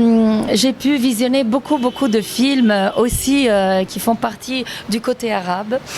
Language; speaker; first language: French; non-native, fluent; Italian